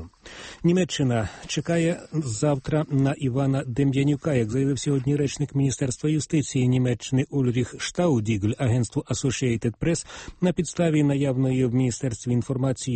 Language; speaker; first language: Ukrainian; native; Ukrainian